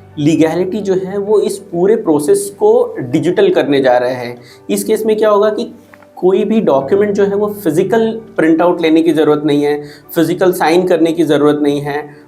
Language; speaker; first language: Hindi; native; Hindi